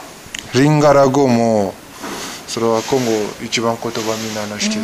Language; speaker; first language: Japanese; non-native, learner; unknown